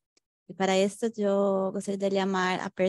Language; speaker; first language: Spanish; non-native, fluent; Portuguese